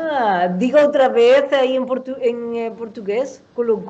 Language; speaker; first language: Portuguese; non-native, learner; Spanish